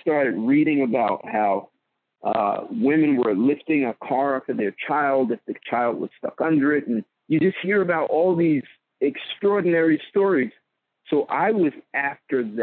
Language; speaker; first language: English; native; English